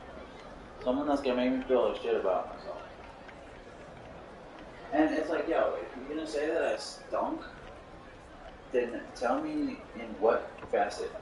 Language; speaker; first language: English; native; English